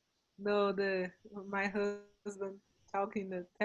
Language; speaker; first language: English; non-native, learner; Portuguese